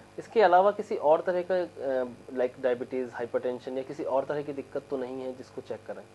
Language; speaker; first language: Hindi; native; Hindi